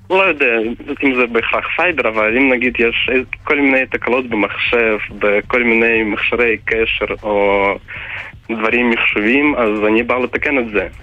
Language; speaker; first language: Hebrew; non-native, fluent; Russian